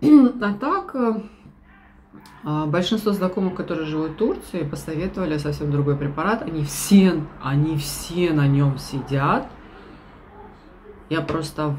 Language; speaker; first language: Russian; native; Russian